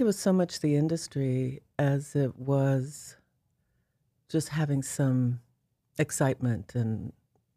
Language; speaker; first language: English; native; English